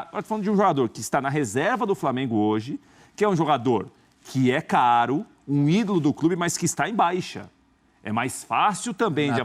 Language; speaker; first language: Portuguese; native; Portuguese